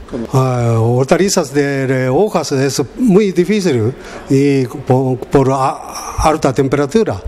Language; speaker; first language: Spanish; non-native, learner; Japanese